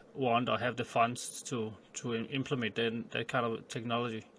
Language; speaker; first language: English; non-native, fluent; Danish